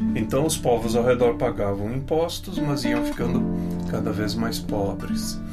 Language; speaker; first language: Portuguese; non-native, local second language; Ukrainian